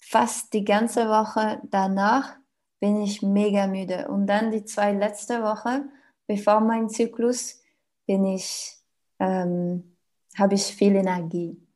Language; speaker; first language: German; non-native, learner; French